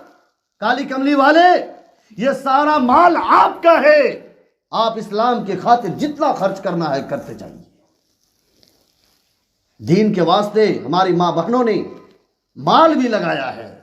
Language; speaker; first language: Urdu; native; Urdu